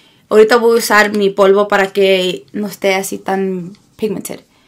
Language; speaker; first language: Spanish; early bilingual, heritage; Spanish